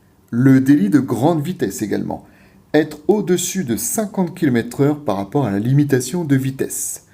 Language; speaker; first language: French; native; French